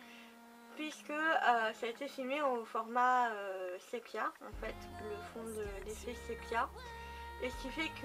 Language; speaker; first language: French; native; French